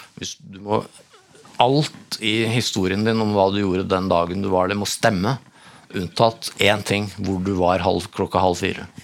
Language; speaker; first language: Norwegian; native; Norwegian